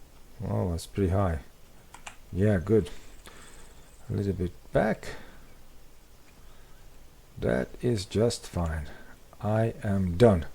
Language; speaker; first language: English; non-native, fluent; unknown